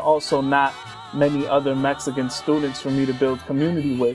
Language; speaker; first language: English; early bilingual, other home language; Spanish